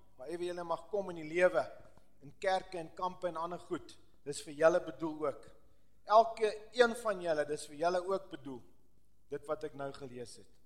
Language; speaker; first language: Afrikaans; non-native, local second language; English